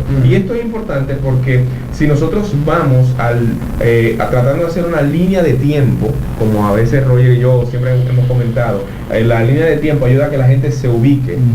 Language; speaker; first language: Spanish; native; Spanish